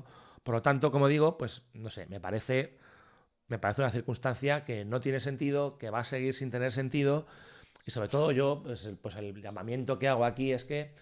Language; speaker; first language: Spanish; native; Spanish